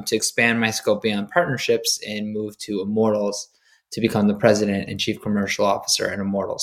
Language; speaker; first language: English; native; English